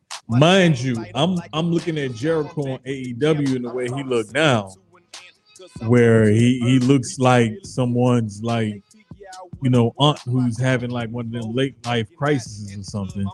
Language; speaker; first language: English; native; English